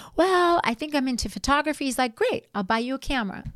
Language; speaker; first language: English; native; English